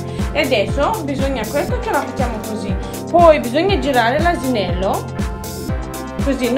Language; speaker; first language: Italian; non-native, fluent; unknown